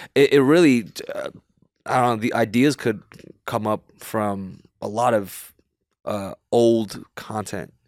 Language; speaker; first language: English; early bilingual, other home language; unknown